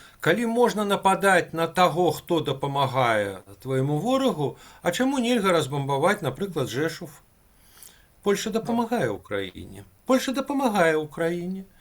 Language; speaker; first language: Belarusian; non-native, local second language; Russian